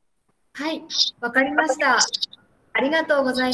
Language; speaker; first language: Japanese; non-native, learner; Malay